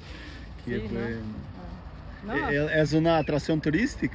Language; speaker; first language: Spanish; non-native, learner; Portuguese